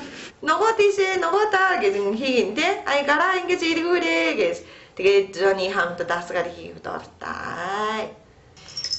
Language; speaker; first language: Mongolian; non-native, learner; Japanese